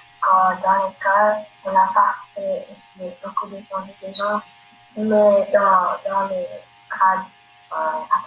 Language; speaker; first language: French; non-native, learner; English